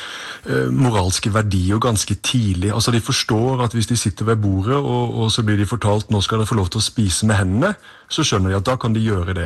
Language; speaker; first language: Norwegian; native; Norwegian